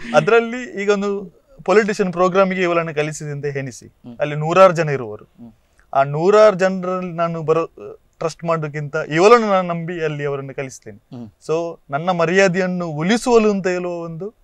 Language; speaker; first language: Kannada; non-native, local second language; Badaga